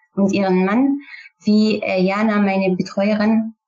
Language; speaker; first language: German; non-native, fluent; Kurdish